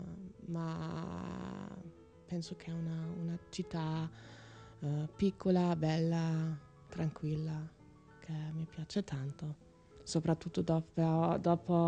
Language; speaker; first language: Italian; non-native, learner; German